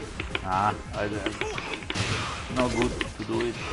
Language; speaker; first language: English; non-native, learner; Italian